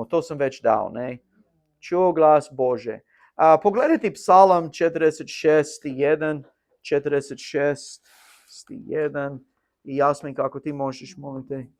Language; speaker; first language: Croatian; non-native, learner; English